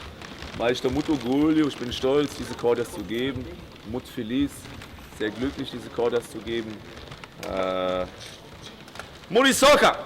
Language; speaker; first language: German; non-native, fluent; Portuguese